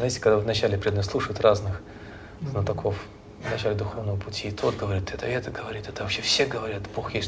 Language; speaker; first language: Russian; native; Russian